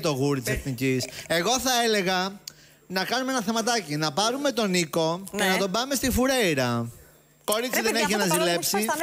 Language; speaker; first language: Greek; native; Greek